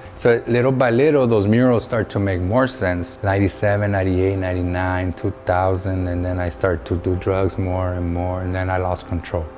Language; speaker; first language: English; native; English